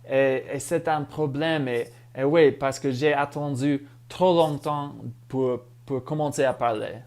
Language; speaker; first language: French; non-native, fluent; English